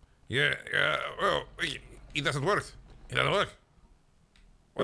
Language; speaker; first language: English; non-native, fluent; French